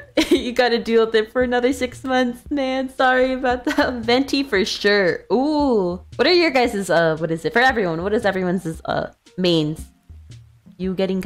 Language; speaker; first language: English; early bilingual, other home language; Spanish